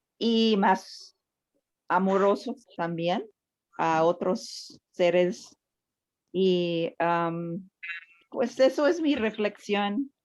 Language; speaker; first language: Spanish; early bilingual, heritage; Spanish